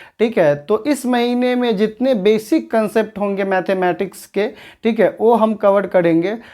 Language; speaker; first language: Hindi; native; Hindi